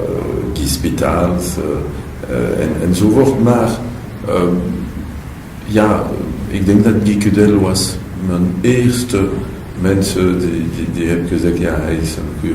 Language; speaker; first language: Dutch; non-native, local second language; French